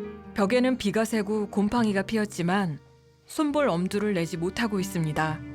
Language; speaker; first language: Korean; native; Korean